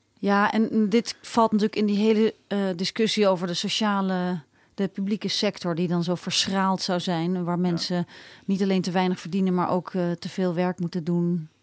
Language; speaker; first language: Dutch; native; Dutch